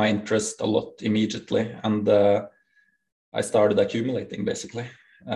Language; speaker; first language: English; non-native, fluent; Norwegian